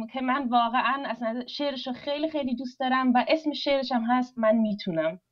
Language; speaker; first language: Persian; early bilingual, heritage; Persian